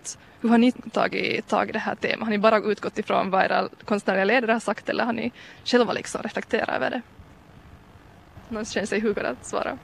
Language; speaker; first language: Swedish; native; Swedish